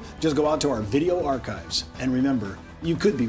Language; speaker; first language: English; native; English